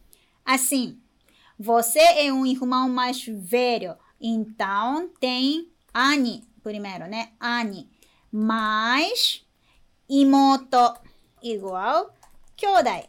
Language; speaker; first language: Portuguese; non-native, fluent; Japanese